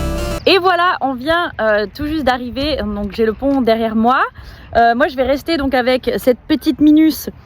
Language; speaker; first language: French; native; French